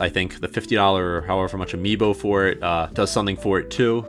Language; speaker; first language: English; native; English